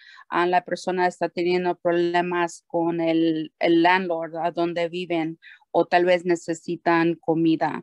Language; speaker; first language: Spanish; early bilingual, heritage; Spanish